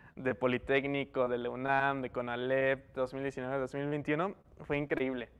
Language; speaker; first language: Spanish; native; Spanish